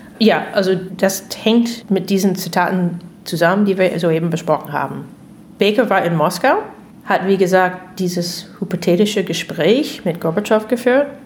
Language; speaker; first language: German; non-native, fluent; English